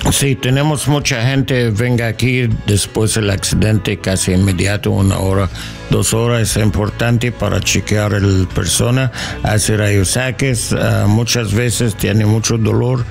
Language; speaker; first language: Spanish; non-native, learner; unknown